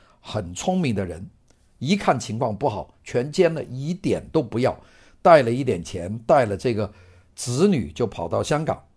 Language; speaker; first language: Chinese; non-native, local second language; Cantonese